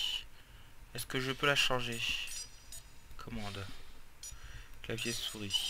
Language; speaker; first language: French; native; French